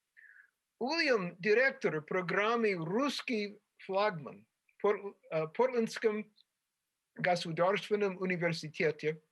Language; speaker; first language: Russian; non-native, fluent; English